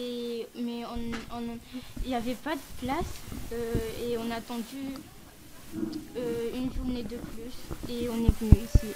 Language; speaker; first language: French; early bilingual, other home language; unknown